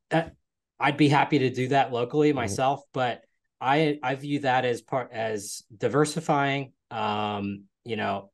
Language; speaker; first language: English; native; English